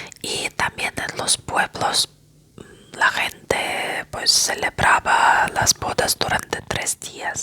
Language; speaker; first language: Spanish; non-native, fluent; Russian